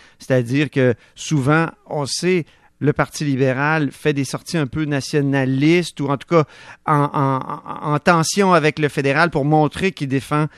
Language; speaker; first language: French; native; French